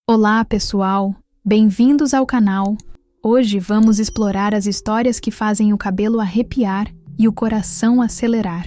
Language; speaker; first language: Portuguese; native; Portuguese